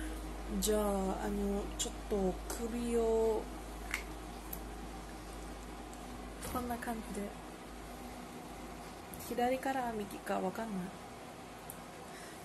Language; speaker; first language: Japanese; non-native, learner; Filipino